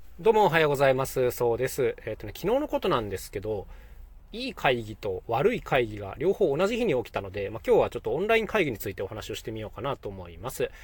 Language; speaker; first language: Japanese; native; Japanese